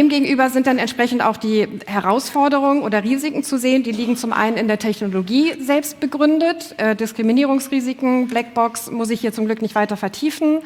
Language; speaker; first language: German; native; German